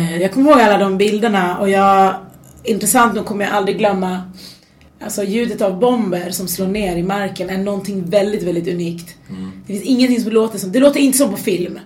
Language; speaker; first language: Swedish; early bilingual, other home language; Persian